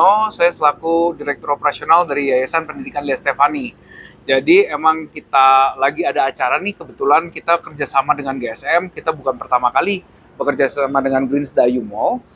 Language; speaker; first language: Indonesian; native; Indonesian